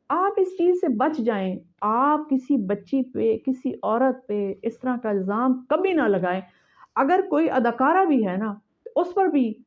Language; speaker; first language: Urdu; native; Urdu